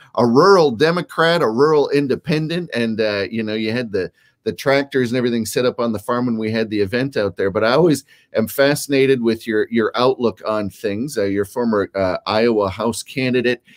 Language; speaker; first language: English; native; English